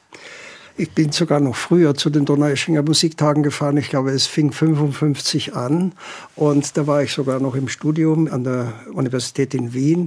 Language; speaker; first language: German; native; German